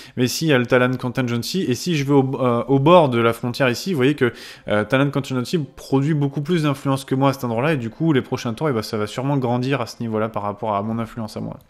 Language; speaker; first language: French; native; French